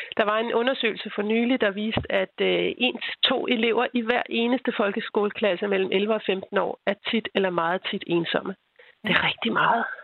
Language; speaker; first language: Danish; native; Danish